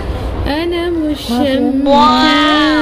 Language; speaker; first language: Arabic; native; Arabic